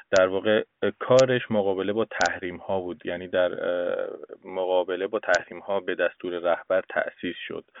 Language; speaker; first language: Persian; native; Persian